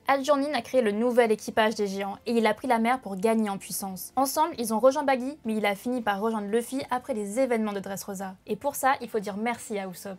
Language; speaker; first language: French; native; French